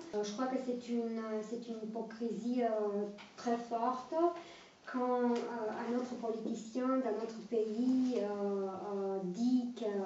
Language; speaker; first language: French; non-native, fluent; Romanian